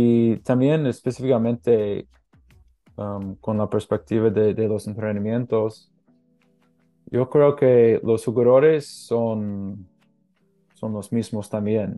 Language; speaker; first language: Spanish; non-native, learner; English